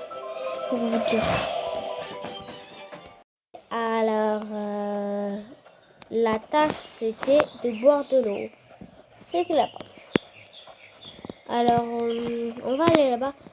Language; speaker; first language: French; non-native, fluent; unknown